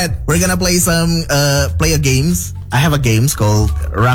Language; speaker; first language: English; non-native, learner; Indonesian